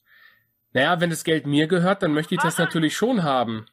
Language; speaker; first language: German; native; German